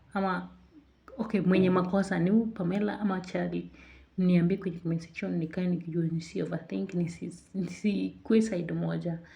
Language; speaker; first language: Swahili; native; Swahili